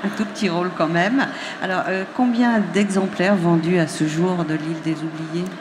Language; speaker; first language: French; native; French